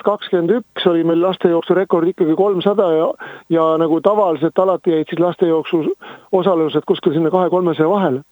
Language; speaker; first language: Estonian; native; Estonian